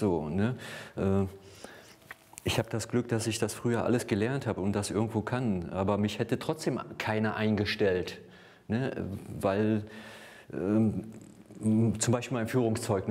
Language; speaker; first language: German; native; German